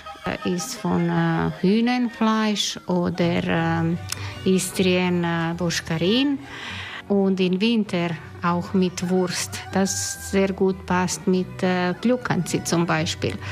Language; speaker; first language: German; non-native, learner; Croatian